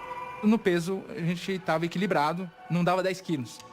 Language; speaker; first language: Portuguese; native; Portuguese